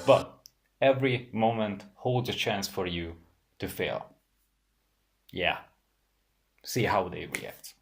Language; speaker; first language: English; non-native, fluent; Hungarian